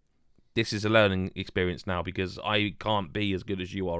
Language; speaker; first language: English; native; English